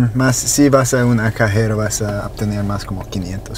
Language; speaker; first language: Spanish; non-native, learner; English